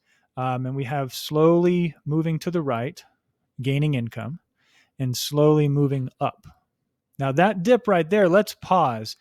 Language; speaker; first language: English; native; English